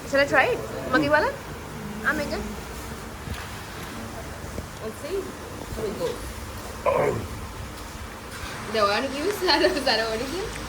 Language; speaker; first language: English; non-native, fluent; Sinhala